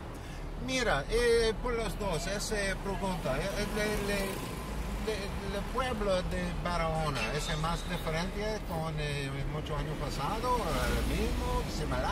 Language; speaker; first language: Spanish; non-native, learner; English